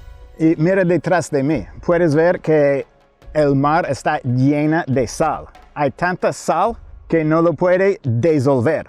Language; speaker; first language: Spanish; non-native, fluent; English